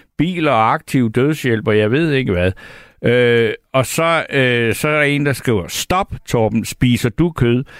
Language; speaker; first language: Danish; native; Danish